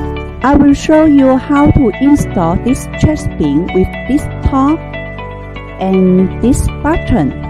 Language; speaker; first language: English; non-native, learner; Chinese